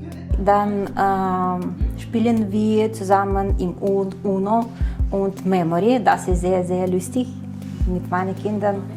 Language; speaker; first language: German; non-native, learner; Ukrainian